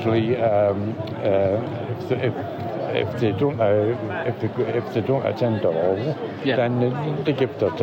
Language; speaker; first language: English; native; English